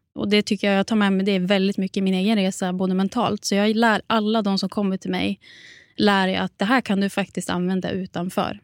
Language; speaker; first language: Swedish; native; Swedish